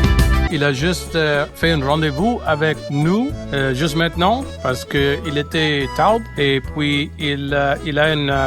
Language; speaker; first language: French; non-native, local second language; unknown